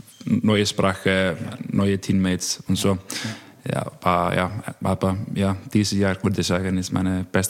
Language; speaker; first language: German; non-native, learner; Icelandic